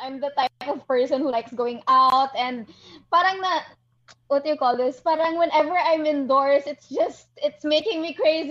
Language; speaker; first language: English; non-native, local second language; Hiligaynon